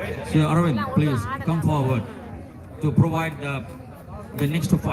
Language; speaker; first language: English; non-native, local second language; Tamil